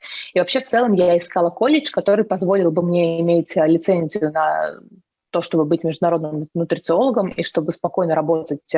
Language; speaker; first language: Russian; native; Russian